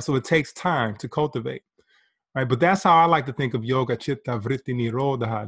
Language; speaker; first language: English; native; English